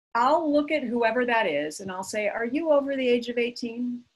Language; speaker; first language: English; native; English